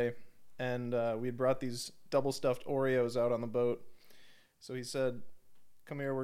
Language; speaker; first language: English; native; English